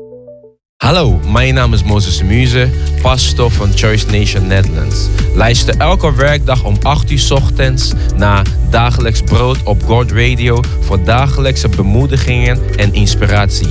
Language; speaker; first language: Dutch; non-native, fluent; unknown